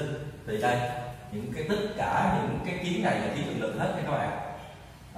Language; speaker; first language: Vietnamese; native; Vietnamese